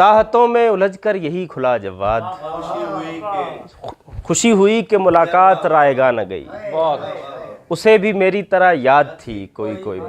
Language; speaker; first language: Urdu; native; Urdu